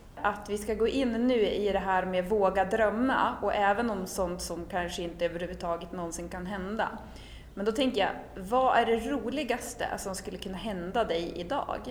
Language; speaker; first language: Swedish; native; Swedish